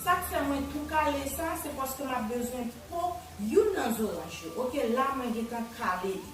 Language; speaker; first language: French; non-native, learner; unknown